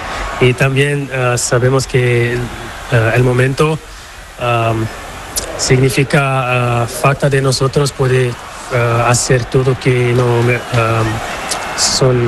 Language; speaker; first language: Spanish; non-native, learner; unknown